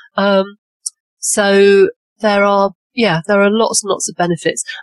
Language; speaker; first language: English; native; English